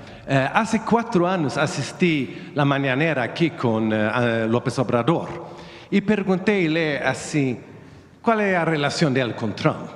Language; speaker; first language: Spanish; non-native, fluent; Swedish